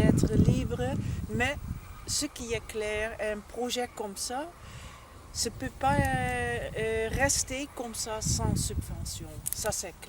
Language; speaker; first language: French; non-native, learner; Dutch